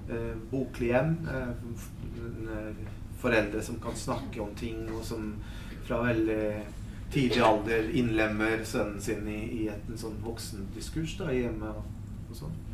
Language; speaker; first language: Norwegian; early bilingual, other home language; Spanish